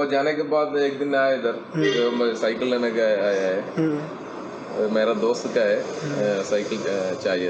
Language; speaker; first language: Hindi; non-native, local second language; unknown